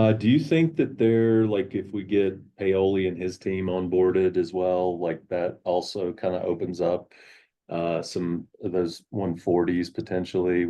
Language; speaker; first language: English; native; English